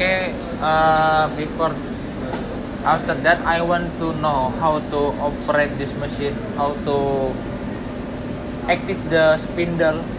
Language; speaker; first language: English; non-native, learner; Indonesian